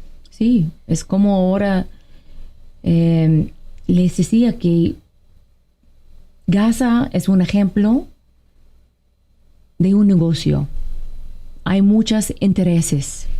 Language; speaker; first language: Spanish; non-native, fluent; Arabic